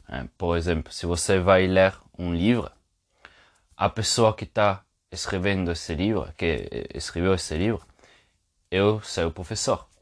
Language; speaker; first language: Portuguese; non-native, fluent; Italian